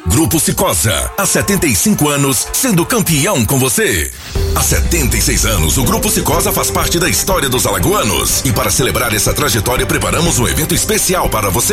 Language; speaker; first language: Portuguese; native; Portuguese